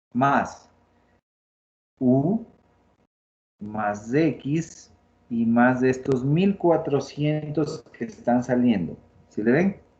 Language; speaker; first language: Spanish; native; Spanish